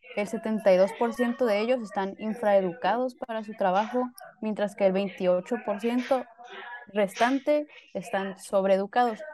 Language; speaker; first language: Spanish; native; Spanish